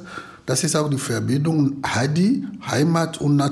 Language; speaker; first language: German; non-native, learner; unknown